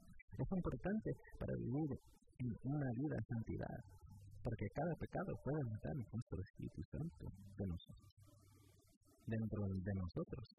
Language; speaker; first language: Spanish; early bilingual, heritage; English